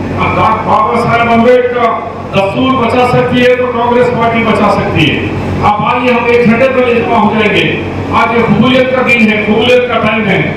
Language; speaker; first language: Urdu; native; Urdu